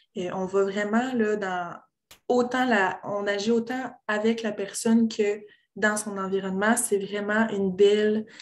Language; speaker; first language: French; native; French